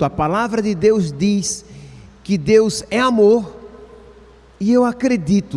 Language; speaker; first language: Portuguese; native; Portuguese